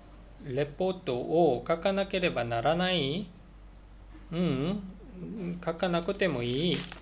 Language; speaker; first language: Japanese; non-native, learner; Korean